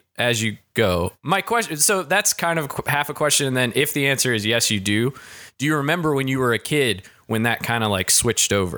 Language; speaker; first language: English; native; English